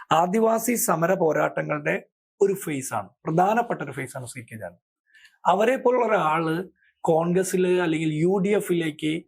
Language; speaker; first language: Malayalam; native; Malayalam